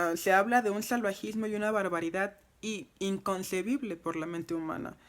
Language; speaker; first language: Spanish; non-native, fluent; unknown